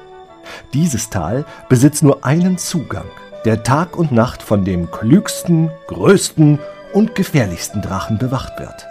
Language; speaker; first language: German; native; German